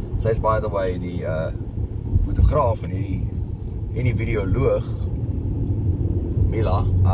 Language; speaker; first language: Afrikaans; native; Afrikaans